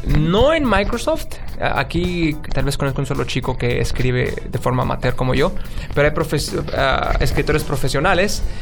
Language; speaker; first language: Spanish; native; Spanish